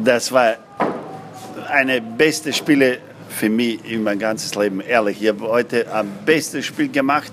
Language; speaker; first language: German; non-native, learner; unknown